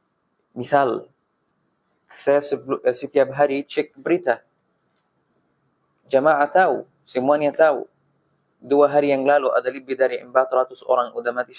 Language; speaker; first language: Indonesian; non-native, fluent; Arabic